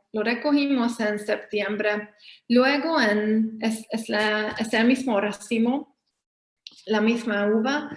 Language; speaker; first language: Spanish; non-native, fluent; Hungarian